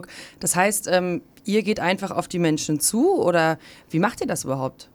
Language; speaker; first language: German; native; German